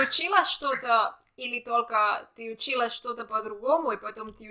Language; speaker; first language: Russian; non-native, learner; German